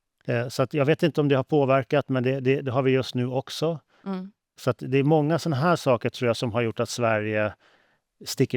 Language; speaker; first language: Swedish; native; Swedish